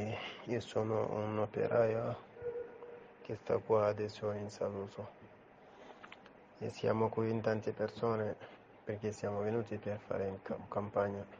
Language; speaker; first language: Italian; non-native, learner; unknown